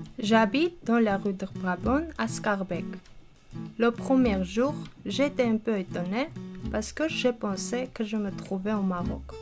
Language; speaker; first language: French; non-native, learner; Armenian